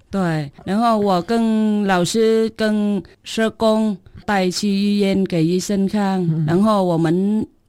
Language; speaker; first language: Chinese; non-native, learner; Vietnamese